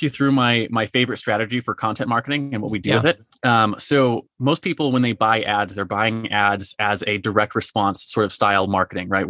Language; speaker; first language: English; native; English